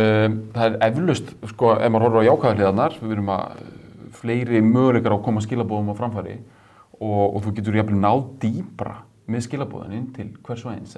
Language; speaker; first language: Icelandic; native; Icelandic